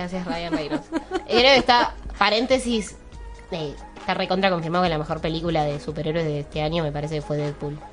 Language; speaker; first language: Spanish; native; Spanish